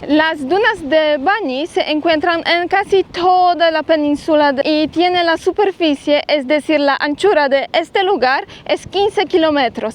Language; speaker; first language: Spanish; non-native, fluent; Polish